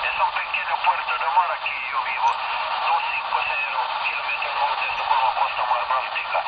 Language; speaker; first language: Spanish; non-native, learner; Swedish